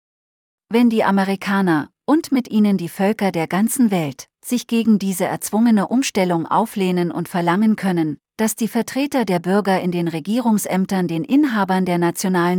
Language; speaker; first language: German; native; German